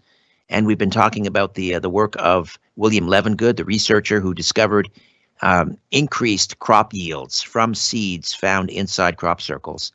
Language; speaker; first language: English; native; English